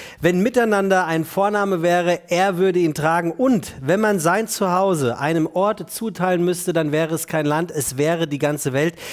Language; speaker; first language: German; native; German